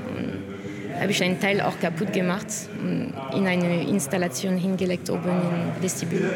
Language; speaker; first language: German; non-native, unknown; French